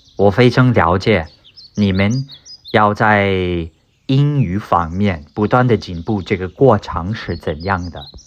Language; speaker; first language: Chinese; non-native, fluent; English